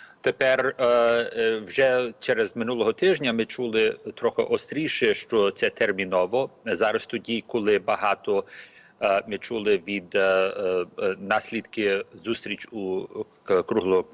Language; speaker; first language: Ukrainian; early bilingual, heritage; Ukrainian